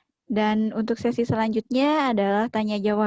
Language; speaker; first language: Indonesian; native; Indonesian